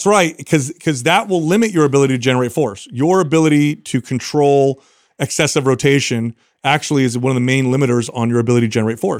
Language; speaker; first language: English; native; English